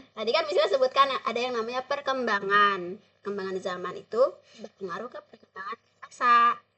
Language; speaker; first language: Indonesian; native; Indonesian